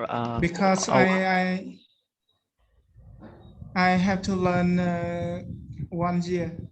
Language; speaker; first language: English; non-native, learner; Khmer